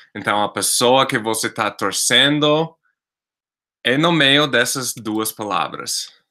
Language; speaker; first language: Portuguese; non-native, fluent; English